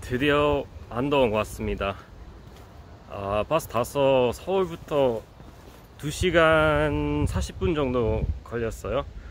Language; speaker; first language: Korean; non-native, fluent; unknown